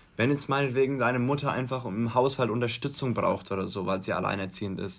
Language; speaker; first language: German; native; German